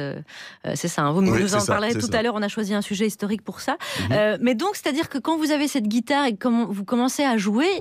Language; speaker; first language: French; native; French